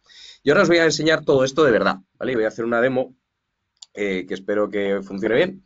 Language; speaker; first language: Spanish; native; Spanish